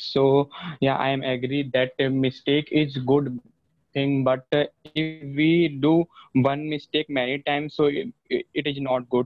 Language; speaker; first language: English; non-native, learner; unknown